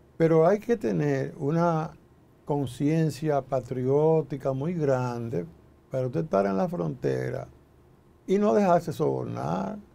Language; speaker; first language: Spanish; native; Spanish